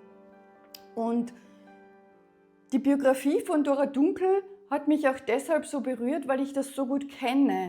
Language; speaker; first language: German; native; German